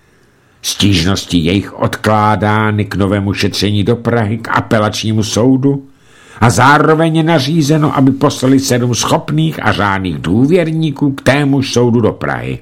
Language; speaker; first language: Czech; native; Czech